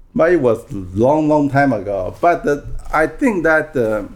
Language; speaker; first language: English; non-native, fluent; Min Nan Chinese